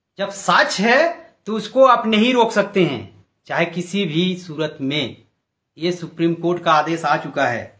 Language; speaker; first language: Hindi; non-native, local second language; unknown